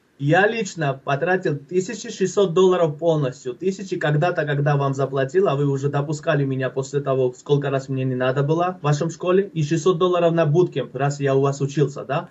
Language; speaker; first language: Russian; non-native, fluent; Georgian